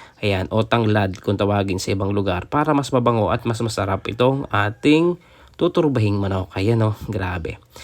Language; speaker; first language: Filipino; native; Filipino